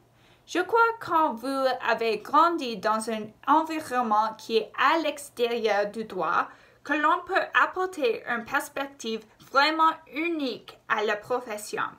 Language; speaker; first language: French; non-native, local second language; English